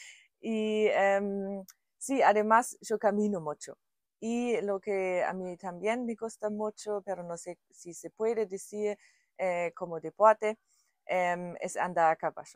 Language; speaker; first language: Spanish; non-native, fluent; German